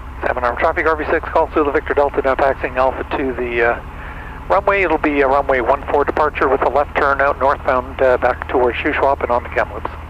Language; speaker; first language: English; native; English